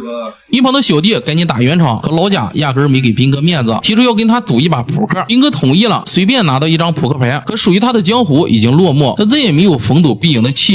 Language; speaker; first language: Chinese; native; Chinese